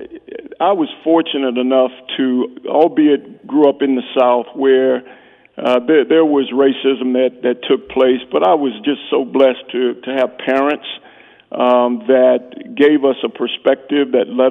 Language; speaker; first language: English; native; English